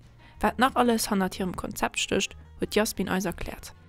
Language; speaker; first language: German; non-native, local second language; Luxembourgish